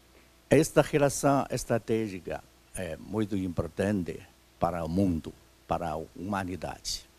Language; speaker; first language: Portuguese; non-native, fluent; Chinese